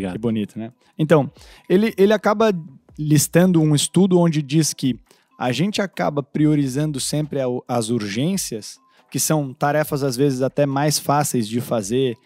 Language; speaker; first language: Portuguese; native; Portuguese